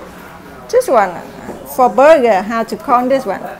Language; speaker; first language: English; non-native, learner; Vietnamese